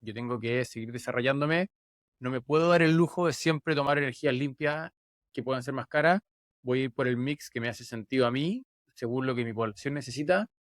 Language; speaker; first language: Spanish; native; Spanish